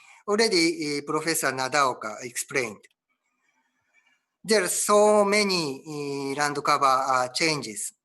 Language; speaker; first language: English; non-native, learner; Japanese